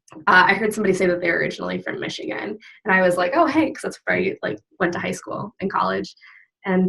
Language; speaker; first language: English; native; English